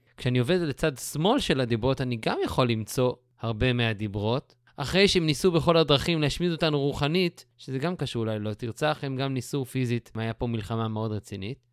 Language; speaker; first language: Hebrew; native; Hebrew